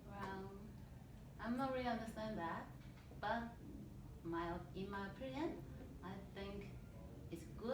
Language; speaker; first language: English; non-native, learner; Chinese